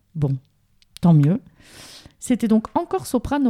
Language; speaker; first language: French; native; French